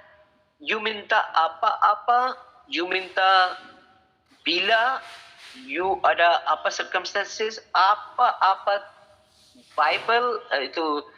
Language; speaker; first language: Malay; non-native, learner; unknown